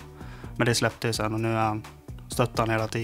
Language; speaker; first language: Swedish; native; Swedish